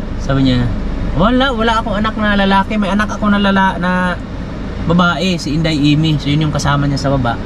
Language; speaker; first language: Filipino; non-native, local second language; Cebuano